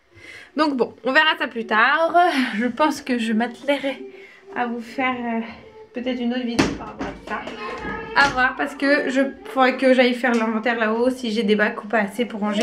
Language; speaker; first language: French; native; French